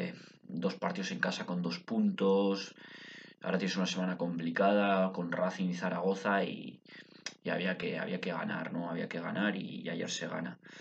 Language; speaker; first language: Spanish; native; Spanish